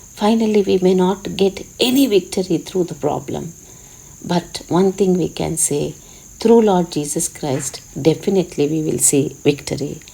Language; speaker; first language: English; non-native, local second language; Telugu